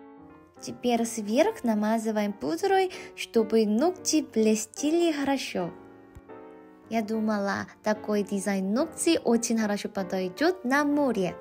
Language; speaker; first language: Russian; non-native, fluent; Korean